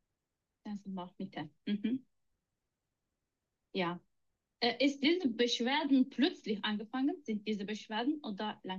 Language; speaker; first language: German; non-native, learner; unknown